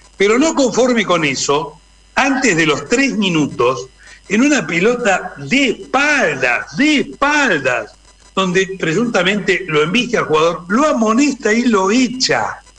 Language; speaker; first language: Spanish; native; Spanish